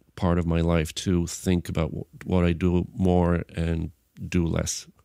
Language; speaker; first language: English; non-native, fluent; Bulgarian